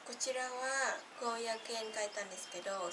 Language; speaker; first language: Japanese; non-native, learner; Vietnamese